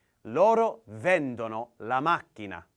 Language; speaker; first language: Italian; non-native, learner; English